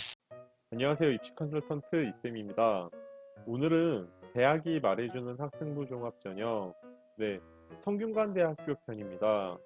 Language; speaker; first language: Korean; native; Korean